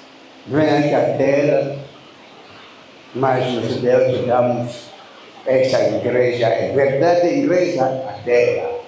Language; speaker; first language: Portuguese; non-native, learner; Lingala